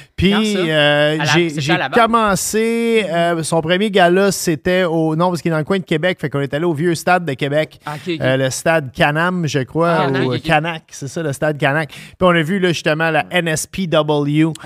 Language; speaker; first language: French; native; French